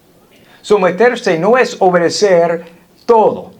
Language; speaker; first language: Spanish; non-native, fluent; English